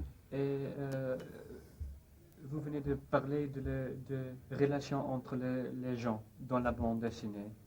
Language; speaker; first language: French; non-native, fluent; Dutch